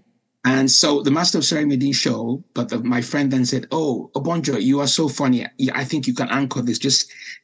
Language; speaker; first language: English; non-native, local second language; Yoruba